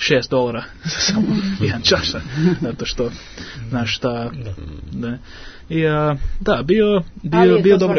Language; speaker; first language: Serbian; early bilingual, heritage; English